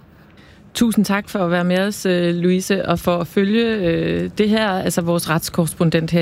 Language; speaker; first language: Danish; native; Danish